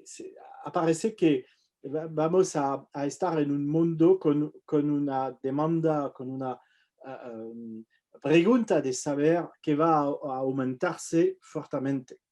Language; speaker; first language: Spanish; non-native, fluent; French